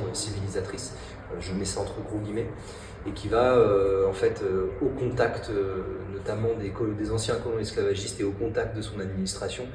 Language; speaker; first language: French; native; French